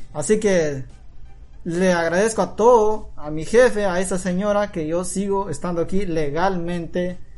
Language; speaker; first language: Spanish; non-native, local second language; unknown